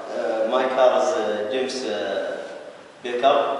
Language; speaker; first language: English; non-native, learner; Arabic